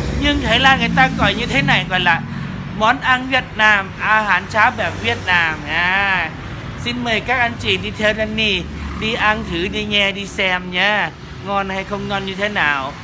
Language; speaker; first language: Vietnamese; early bilingual, heritage; Vietnamese